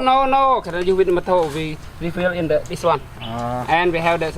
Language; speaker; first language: English; non-native, learner; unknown